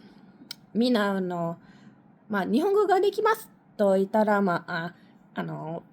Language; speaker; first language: Japanese; non-native, learner; English